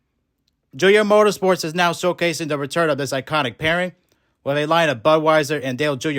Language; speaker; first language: English; native; English